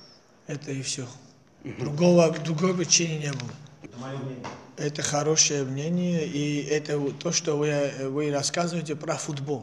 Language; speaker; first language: Russian; non-native, fluent; Georgian